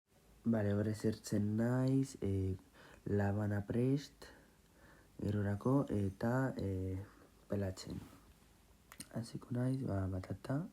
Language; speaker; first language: Basque; non-native, local second language; Spanish